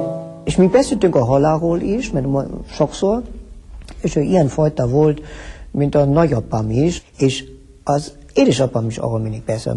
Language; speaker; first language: Hungarian; early bilingual, heritage; Hungarian